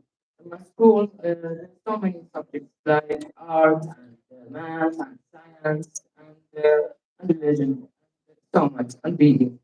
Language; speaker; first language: English; non-native, learner; Arabic